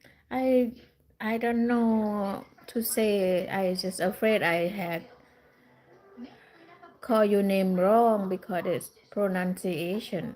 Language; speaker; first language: English; non-native, learner; Thai